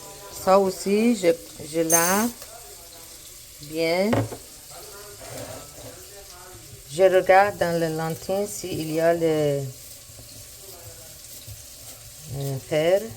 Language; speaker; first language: French; non-native, learner; Persian